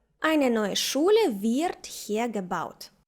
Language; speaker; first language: German; non-native, fluent; Ukrainian